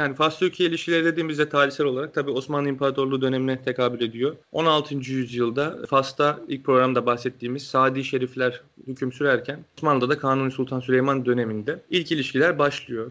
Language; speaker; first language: Turkish; native; Turkish